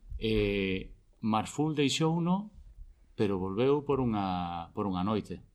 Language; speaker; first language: Galician; native; Galician